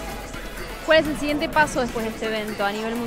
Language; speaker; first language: Spanish; native; Spanish